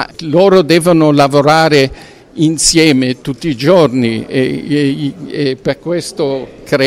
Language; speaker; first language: Italian; non-native, fluent; German